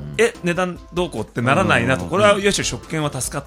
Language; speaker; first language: Japanese; native; Japanese